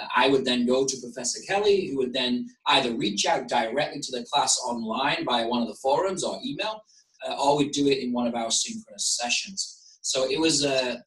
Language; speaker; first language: English; native; English